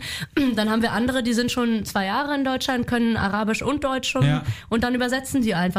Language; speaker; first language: German; native; German